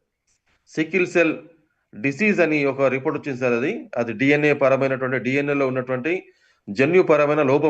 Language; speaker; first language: Telugu; native; Telugu